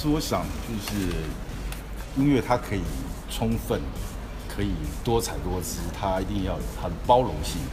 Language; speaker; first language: Chinese; native; Chinese